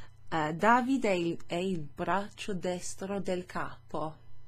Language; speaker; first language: Italian; non-native, fluent; English